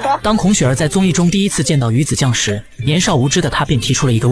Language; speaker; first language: Chinese; native; Chinese